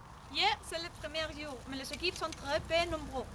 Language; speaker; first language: French; non-native, learner; Spanish